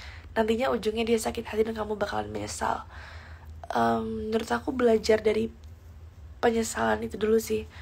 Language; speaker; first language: Indonesian; early bilingual, heritage; Indonesian